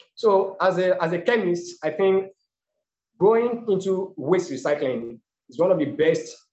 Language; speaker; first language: English; non-native, local second language; Yoruba